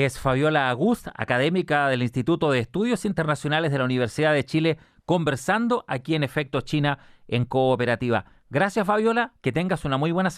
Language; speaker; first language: Spanish; native; Spanish